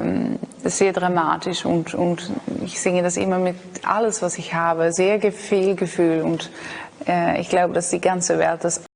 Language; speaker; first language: German; non-native, learner; Dutch